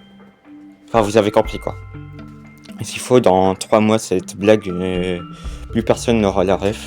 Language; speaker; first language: French; native; French